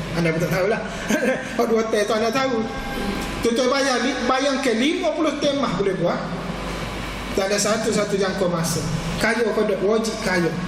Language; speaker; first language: Malay; native; Malay